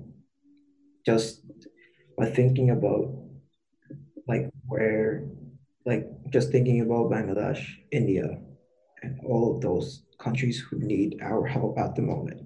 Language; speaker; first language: English; native; English